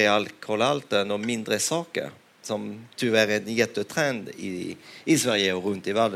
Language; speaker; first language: Swedish; non-native, fluent; French